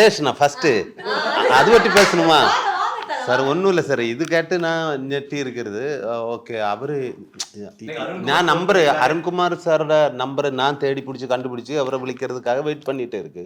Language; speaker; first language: Tamil; non-native, learner; Malayalam